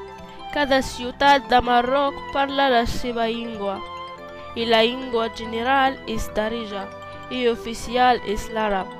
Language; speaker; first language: Catalan; non-native, learner; Berber languages